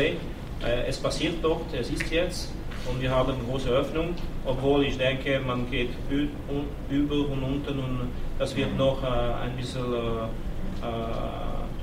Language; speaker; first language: German; non-native, learner; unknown